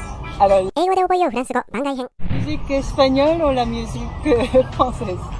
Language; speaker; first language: French; non-native, fluent; Japanese